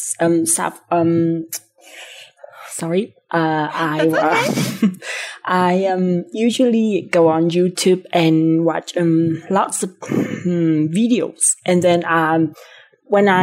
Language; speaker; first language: English; non-native, fluent; Vietnamese